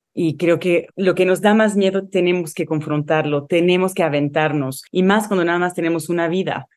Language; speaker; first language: Spanish; non-native, fluent; Arabic